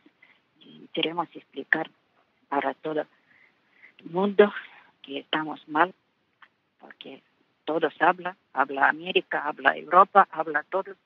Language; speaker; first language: Spanish; non-native, learner; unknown